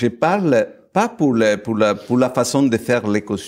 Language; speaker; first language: French; non-native, fluent; Italian